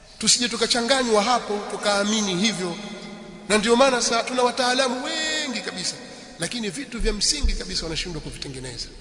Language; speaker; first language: Swahili; native; Swahili